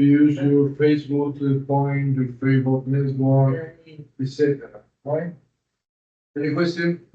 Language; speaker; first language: English; non-native, learner; Spanish